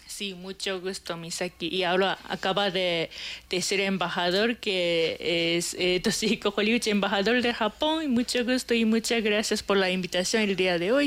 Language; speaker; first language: Spanish; non-native, fluent; Japanese